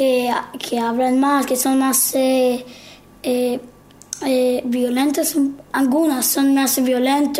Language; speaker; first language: Spanish; early bilingual, heritage; Hebrew